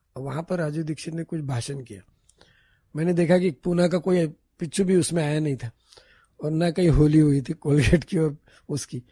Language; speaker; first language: Hindi; non-native, local second language; Marathi